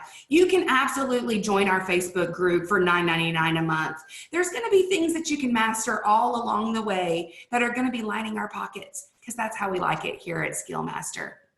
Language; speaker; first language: English; native; English